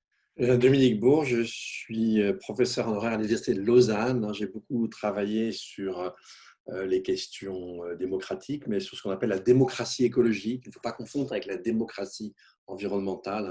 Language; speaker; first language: French; native; French